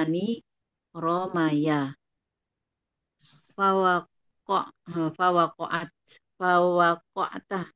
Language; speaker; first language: Arabic; non-native, learner; Indonesian